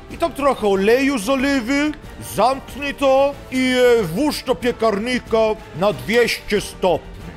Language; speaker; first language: Polish; early bilingual, heritage; Polish